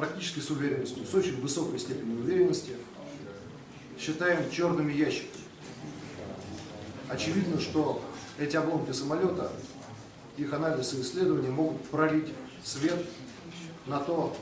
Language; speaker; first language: Russian; native; Russian